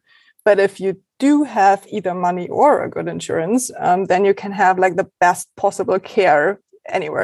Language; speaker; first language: English; non-native, fluent; German